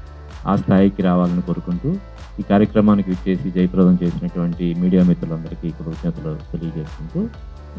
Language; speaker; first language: Telugu; native; Telugu